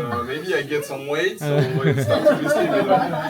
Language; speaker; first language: English; non-native, fluent; French